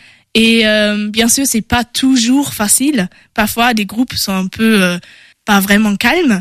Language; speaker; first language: French; non-native, learner; German